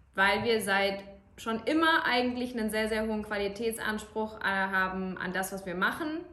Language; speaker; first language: German; native; German